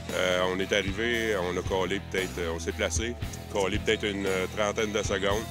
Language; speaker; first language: French; native; French